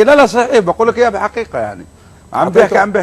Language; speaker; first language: Arabic; native; Arabic